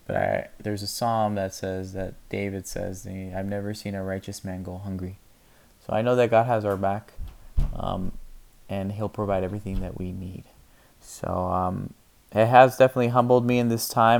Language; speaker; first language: English; native; English